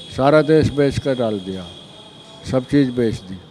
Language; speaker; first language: Hindi; native; Hindi